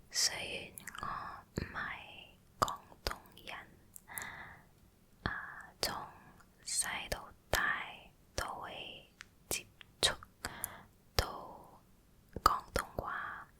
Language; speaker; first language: Cantonese; non-native, local second language; Chinese